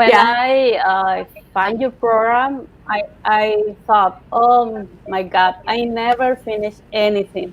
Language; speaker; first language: English; non-native, learner; Spanish